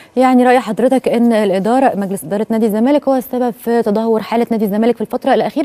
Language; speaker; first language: Arabic; native; Arabic